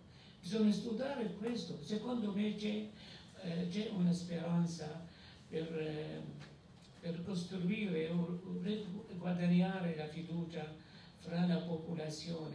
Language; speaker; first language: Italian; non-native, fluent; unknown